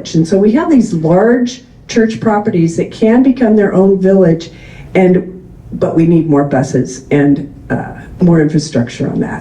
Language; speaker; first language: English; native; English